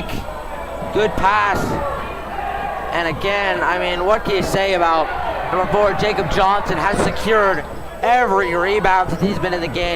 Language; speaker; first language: English; native; English